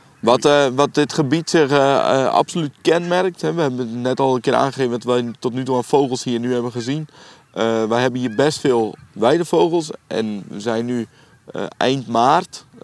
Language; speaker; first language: Dutch; native; Dutch